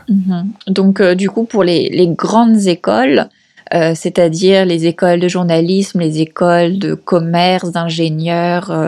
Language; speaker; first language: French; native; French